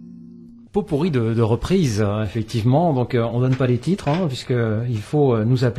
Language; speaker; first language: French; native; French